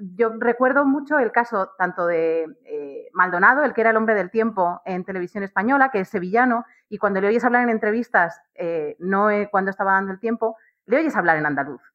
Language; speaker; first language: Spanish; native; Spanish